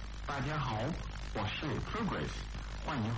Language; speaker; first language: Chinese; non-native, learner; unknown